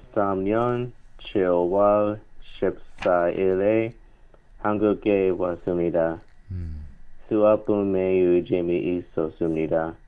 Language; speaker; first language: Korean; non-native, learner; English